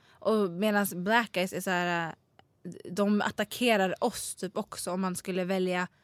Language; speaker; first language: Swedish; early bilingual, other home language; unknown